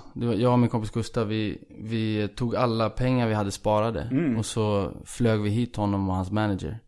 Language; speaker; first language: Swedish; early bilingual, other home language; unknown